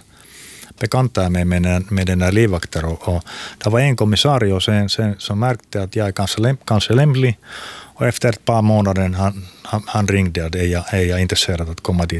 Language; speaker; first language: Swedish; non-native, local second language; Finnish